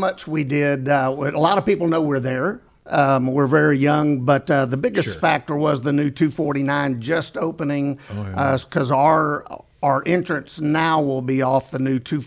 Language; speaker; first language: English; native; English